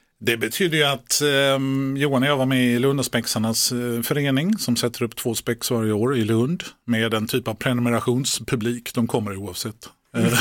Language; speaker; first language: Swedish; native; Swedish